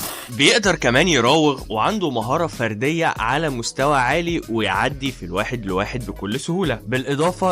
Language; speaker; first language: Arabic; native; Arabic